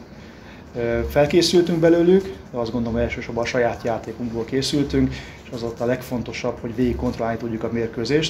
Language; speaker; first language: Hungarian; native; Hungarian